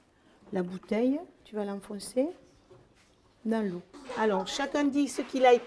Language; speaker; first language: French; native; French